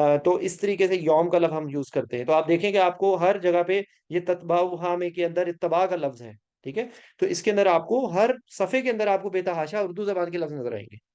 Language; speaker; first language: Urdu; native; Urdu